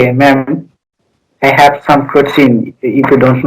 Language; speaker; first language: English; non-native, learner; Bangla